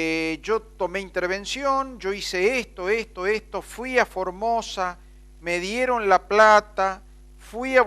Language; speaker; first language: Spanish; native; Spanish